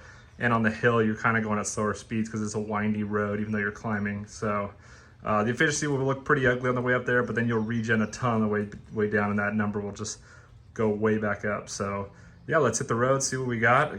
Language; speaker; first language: English; native; English